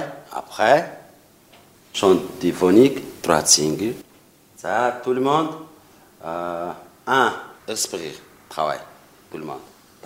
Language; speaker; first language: French; non-native, learner; Mongolian